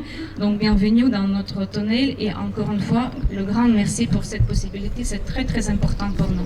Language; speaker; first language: French; non-native, fluent; Ukrainian